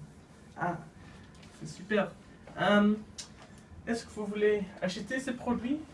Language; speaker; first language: French; non-native, learner; Dutch